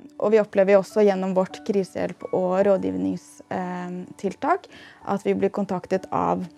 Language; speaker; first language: Norwegian; native; Norwegian